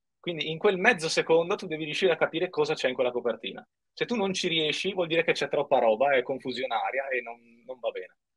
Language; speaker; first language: Italian; native; Italian